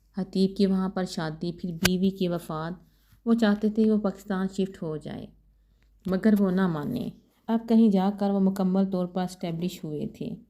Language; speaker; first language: Urdu; native; Urdu